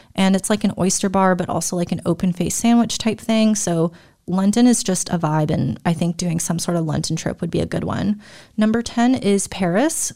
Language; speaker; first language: English; early bilingual, other home language; German